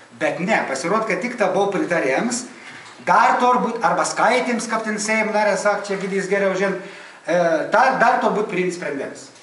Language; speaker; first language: Lithuanian; native; Lithuanian